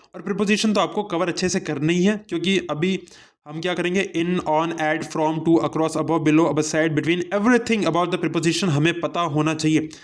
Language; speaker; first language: Hindi; native; Hindi